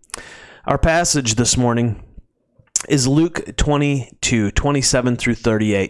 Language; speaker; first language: English; native; English